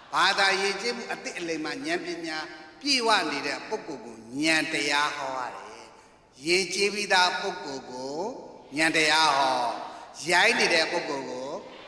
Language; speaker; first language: Burmese; native; Burmese